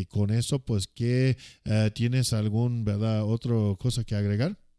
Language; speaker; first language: Spanish; non-native, fluent; English